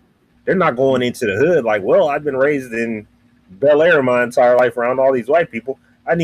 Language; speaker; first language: English; native; English